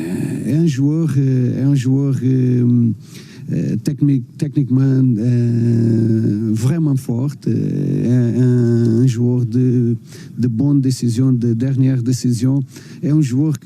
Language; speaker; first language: French; non-native, learner; Portuguese